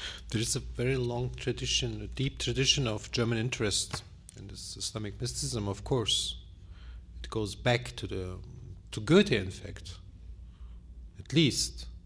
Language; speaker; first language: English; non-native, fluent; Turkish